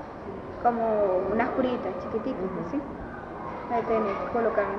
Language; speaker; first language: Spanish; native; Spanish